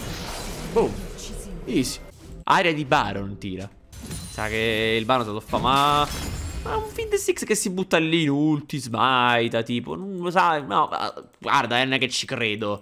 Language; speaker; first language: Italian; native; Italian